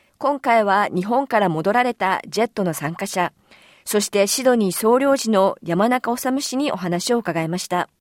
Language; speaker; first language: Japanese; native; Japanese